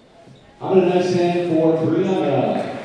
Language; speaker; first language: English; native; English